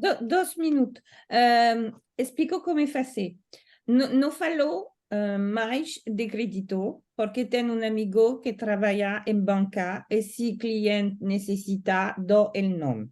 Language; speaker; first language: Portuguese; non-native, learner; Italian